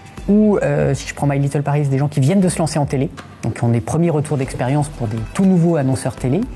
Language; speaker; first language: French; native; French